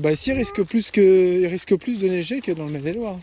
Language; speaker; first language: French; native; French